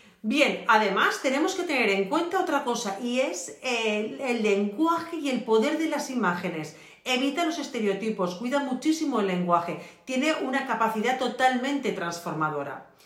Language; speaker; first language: Spanish; native; Spanish